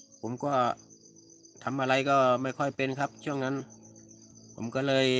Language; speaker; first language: Thai; native; Thai